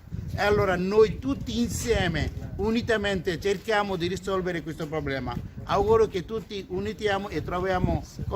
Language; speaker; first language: Italian; non-native, learner; Bangla